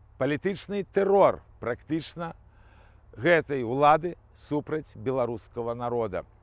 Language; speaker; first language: Belarusian; non-native, local second language; Russian